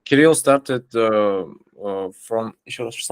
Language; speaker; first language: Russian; native; Russian